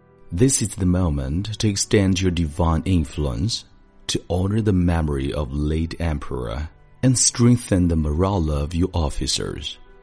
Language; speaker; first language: English; non-native, fluent; Chinese